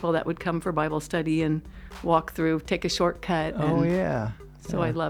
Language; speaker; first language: English; native; English